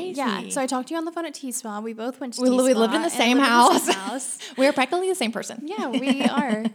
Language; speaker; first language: English; native; English